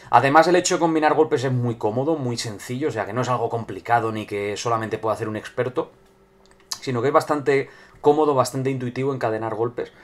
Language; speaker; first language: Spanish; native; Spanish